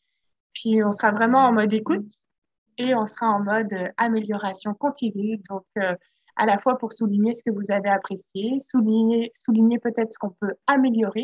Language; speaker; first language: French; native; French